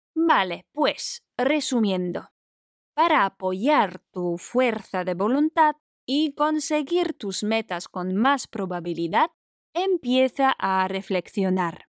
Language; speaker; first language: Spanish; non-native, fluent; Polish